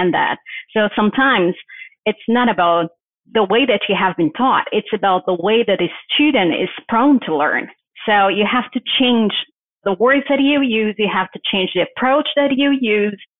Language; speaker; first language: English; non-native, fluent; Portuguese